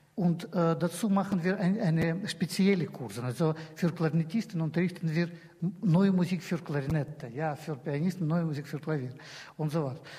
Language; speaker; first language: German; non-native, learner; Russian